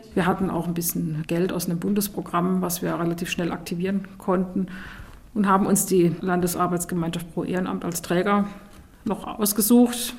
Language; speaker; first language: German; native; German